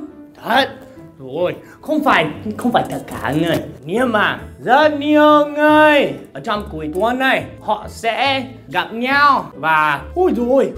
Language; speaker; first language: Vietnamese; non-native, fluent; English